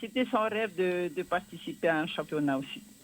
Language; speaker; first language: French; non-native, local second language; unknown